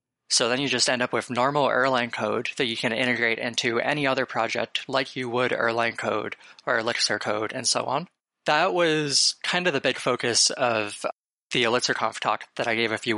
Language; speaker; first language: English; native; English